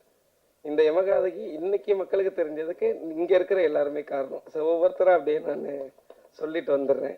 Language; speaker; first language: Tamil; native; Tamil